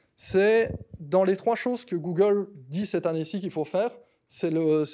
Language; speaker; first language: French; native; French